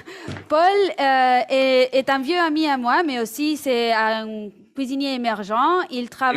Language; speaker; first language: French; non-native, fluent; Spanish